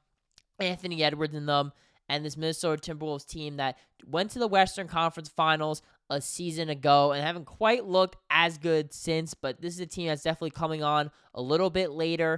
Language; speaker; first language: English; native; English